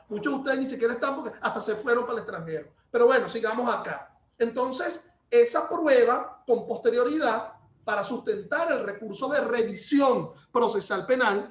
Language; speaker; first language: Spanish; native; Spanish